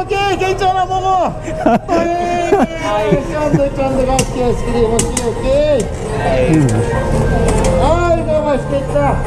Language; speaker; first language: Korean; non-native, learner; Turkish